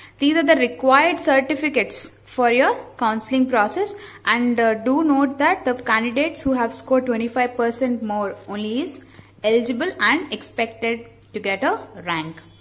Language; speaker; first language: English; non-native, local second language; Telugu